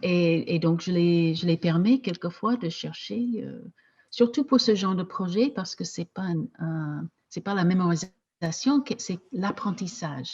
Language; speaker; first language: French; non-native, fluent; English